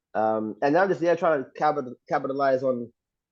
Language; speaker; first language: English; native; English